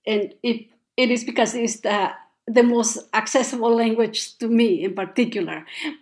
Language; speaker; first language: English; non-native, fluent; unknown